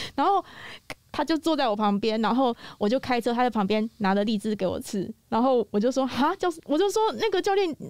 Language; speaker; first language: Chinese; native; Chinese